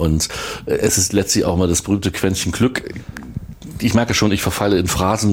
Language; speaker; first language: German; native; German